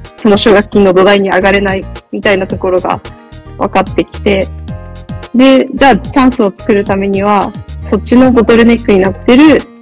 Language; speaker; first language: Japanese; native; Japanese